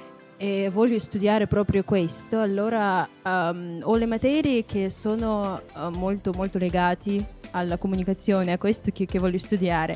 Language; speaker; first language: Italian; non-native, fluent; Russian